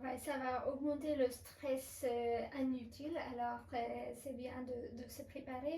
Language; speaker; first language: French; non-native, fluent; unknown